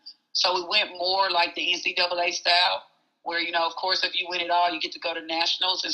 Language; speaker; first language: English; native; English